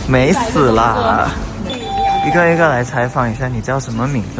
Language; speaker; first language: Chinese; non-native, learner; Thai